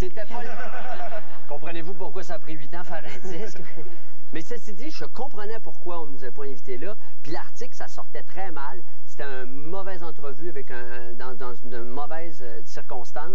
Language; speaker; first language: French; native; French